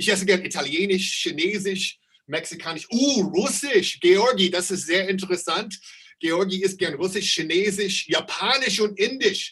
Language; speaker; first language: German; non-native, fluent; English